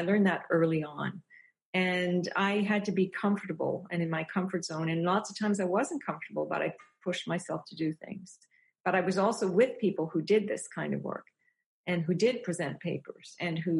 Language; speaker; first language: English; native; English